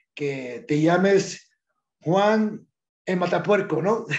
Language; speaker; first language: Spanish; native; Spanish